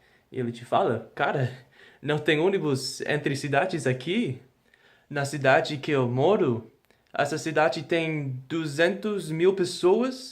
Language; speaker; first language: Portuguese; non-native, fluent; English